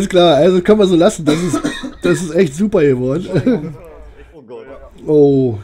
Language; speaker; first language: German; native; German